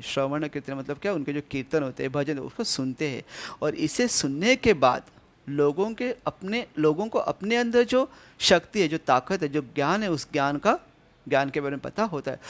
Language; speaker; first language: Hindi; non-native, local second language; Marathi